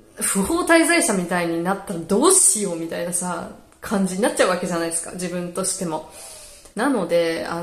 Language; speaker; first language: Japanese; native; Japanese